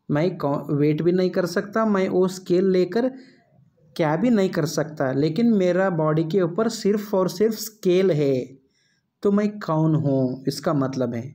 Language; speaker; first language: Hindi; non-native, local second language; Kannada